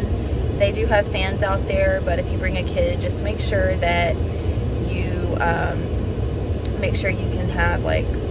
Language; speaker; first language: English; native; English